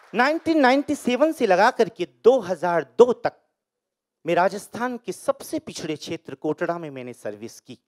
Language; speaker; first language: Hindi; native; Hindi